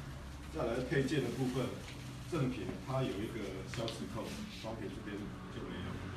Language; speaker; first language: Chinese; native; Chinese